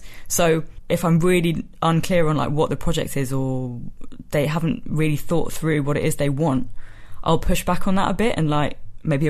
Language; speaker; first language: English; native; English